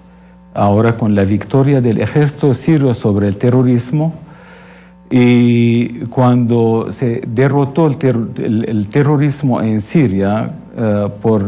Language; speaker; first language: Spanish; non-native, fluent; Arabic